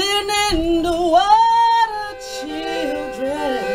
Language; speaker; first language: English; native; English